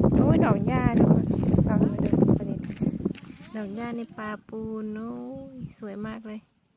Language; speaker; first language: Thai; native; Thai